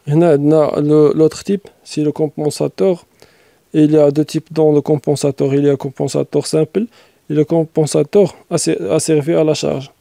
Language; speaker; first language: French; non-native, local second language; Arabic